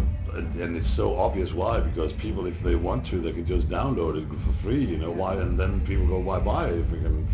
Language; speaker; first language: English; non-native, fluent; Danish